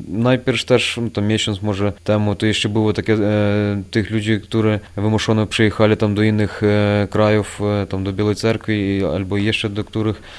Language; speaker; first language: Polish; non-native, learner; Ukrainian